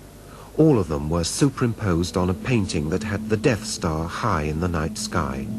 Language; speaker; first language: English; native; English